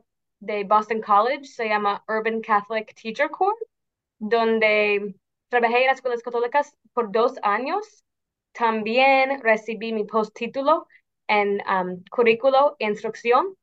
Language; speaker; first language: Spanish; non-native, fluent; English